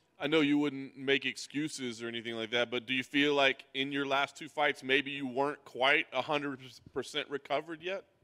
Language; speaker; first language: English; native; English